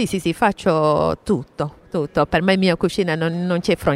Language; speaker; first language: Italian; non-native, fluent; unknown